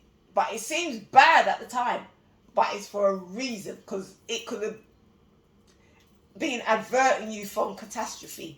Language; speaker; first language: English; native; English